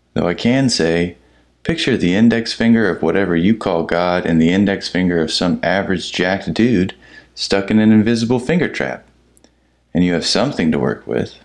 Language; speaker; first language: English; native; English